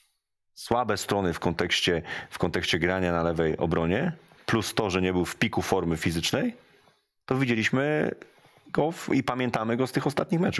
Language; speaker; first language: Polish; native; Polish